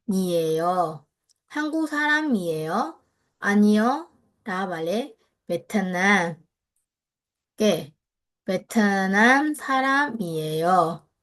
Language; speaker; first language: Korean; non-native, fluent; Burmese